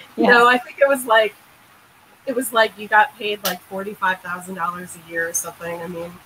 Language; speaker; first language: English; native; English